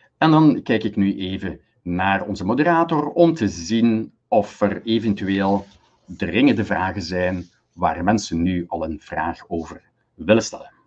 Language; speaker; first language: Dutch; native; Dutch